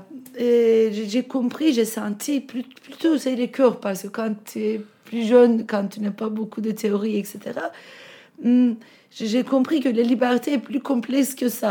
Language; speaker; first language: French; non-native, fluent; Turkish